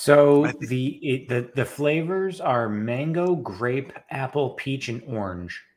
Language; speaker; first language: English; native; English